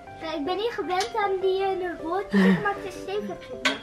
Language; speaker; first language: Dutch; early bilingual, other home language; Turkish